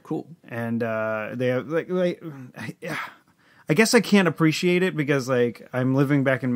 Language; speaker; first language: English; native; English